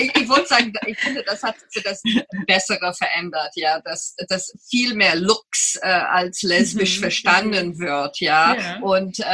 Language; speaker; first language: German; non-native, fluent; English